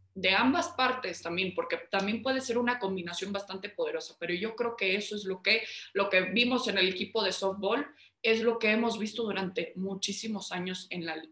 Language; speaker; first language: Spanish; early bilingual, heritage; Spanish